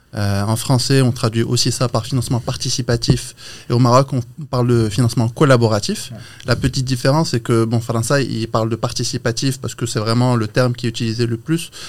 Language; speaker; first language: French; non-native, local second language; Arabic